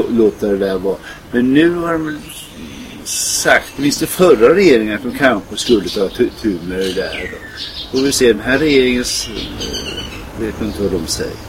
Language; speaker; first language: Swedish; native; Swedish